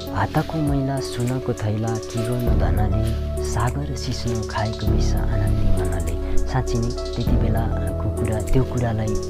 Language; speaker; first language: Nepali; non-native, local second language; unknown